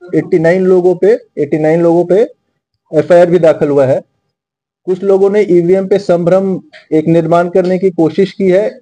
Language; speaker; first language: Hindi; non-native, local second language; Marathi